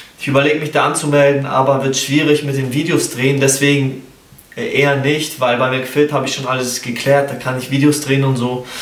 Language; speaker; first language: German; early bilingual, other home language; Polish